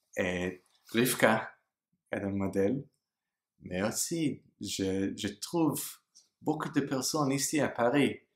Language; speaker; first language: French; non-native, learner; English